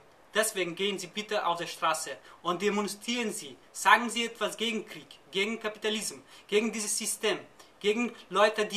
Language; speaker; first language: German; non-native, learner; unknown